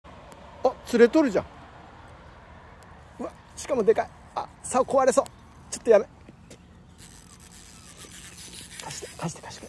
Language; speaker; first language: Japanese; native; Japanese